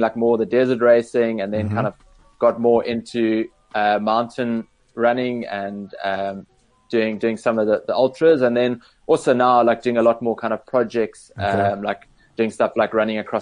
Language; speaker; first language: English; native; English